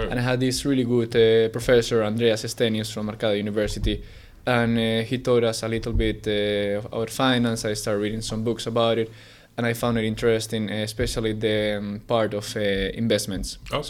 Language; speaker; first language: English; non-native, fluent; Spanish